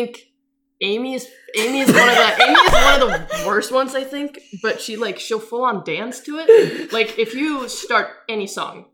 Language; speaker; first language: English; non-native, fluent; Swedish